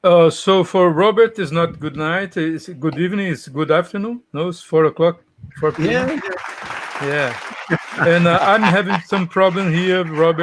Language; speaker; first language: English; non-native, fluent; Portuguese